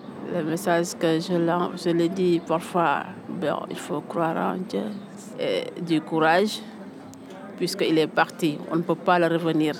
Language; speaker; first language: French; non-native, local second language; Fula